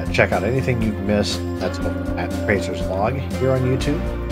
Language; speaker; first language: English; native; English